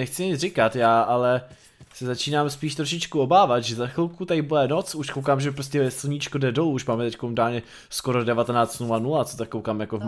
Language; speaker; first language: Czech; native; Czech